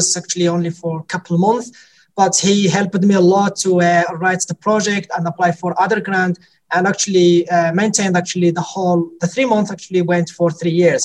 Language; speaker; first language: English; non-native, fluent; Arabic